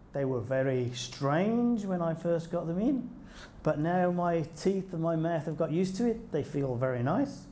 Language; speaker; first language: English; native; English